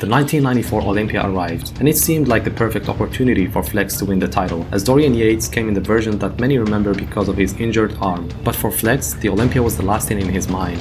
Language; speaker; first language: English; native; English